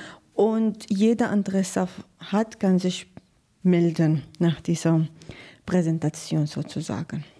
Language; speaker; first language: German; non-native, learner; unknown